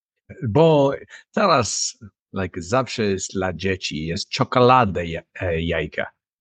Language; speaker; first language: Polish; non-native, learner; English